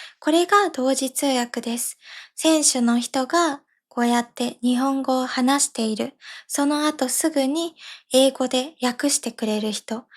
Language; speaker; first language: Japanese; native; Japanese